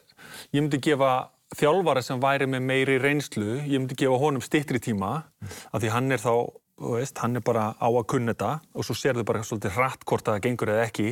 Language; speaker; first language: Icelandic; native; Icelandic